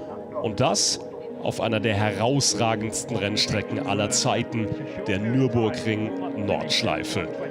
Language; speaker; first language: German; native; German